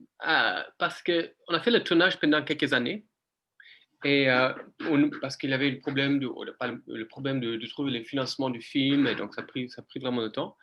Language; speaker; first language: French; non-native, fluent; English